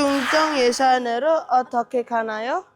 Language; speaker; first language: Korean; non-native, learner; Indonesian